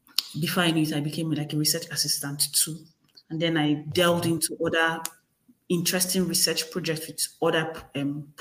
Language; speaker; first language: English; non-native, local second language; Igbo